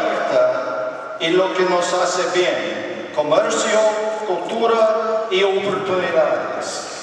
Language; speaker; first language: Spanish; non-native, learner; English